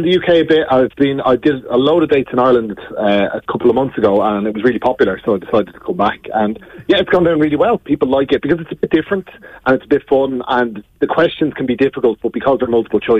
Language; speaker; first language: English; native; English